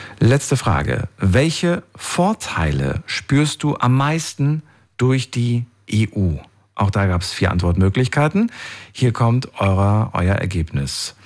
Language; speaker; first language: German; native; German